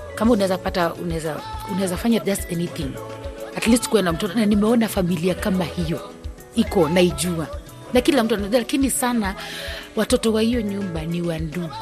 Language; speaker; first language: Swahili; non-native, local second language; Luyia